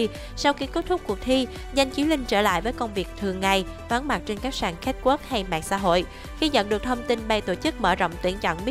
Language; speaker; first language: Vietnamese; native; Vietnamese